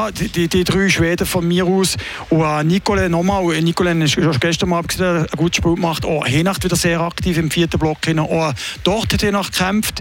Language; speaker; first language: German; native; German